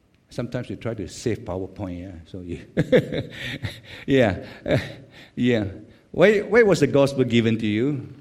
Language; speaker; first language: English; non-native, local second language; Chinese